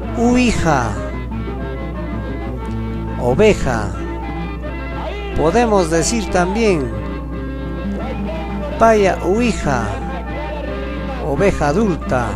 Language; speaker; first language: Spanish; non-native, local second language; Quechua